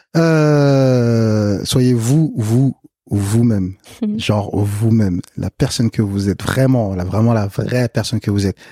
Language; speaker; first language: French; early bilingual, other home language; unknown